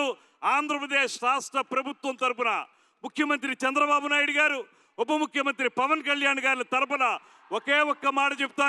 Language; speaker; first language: Telugu; native; Telugu